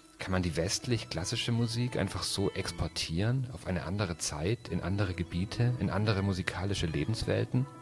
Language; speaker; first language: German; native; German